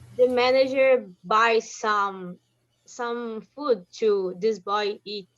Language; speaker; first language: English; non-native, learner; Portuguese